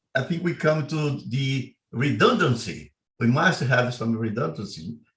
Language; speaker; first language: English; non-native, fluent; Portuguese